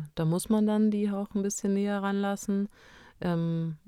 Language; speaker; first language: German; early bilingual, other home language; Romanian